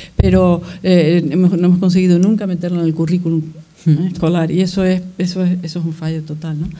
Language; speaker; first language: Spanish; native; Spanish